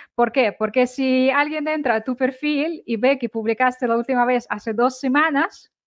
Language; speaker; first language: Spanish; non-native, fluent; Ukrainian